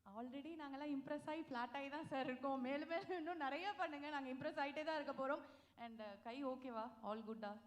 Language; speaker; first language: Tamil; native; Tamil